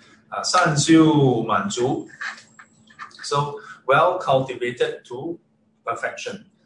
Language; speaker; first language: English; non-native, local second language; Chinese